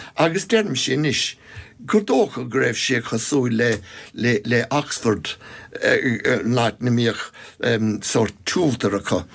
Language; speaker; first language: Irish; non-native, local second language; English